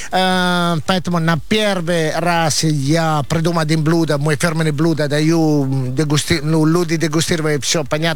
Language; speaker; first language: Russian; non-native, fluent; Italian